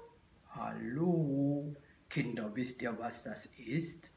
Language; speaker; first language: German; native; German